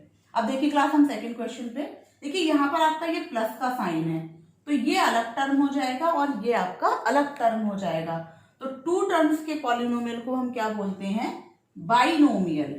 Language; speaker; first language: Hindi; native; Hindi